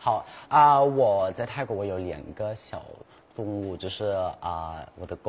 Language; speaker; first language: Chinese; non-native, fluent; Thai